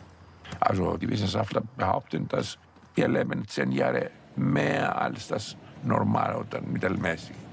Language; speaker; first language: German; non-native, fluent; Greek